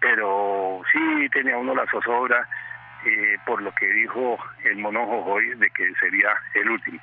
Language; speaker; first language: Spanish; native; Spanish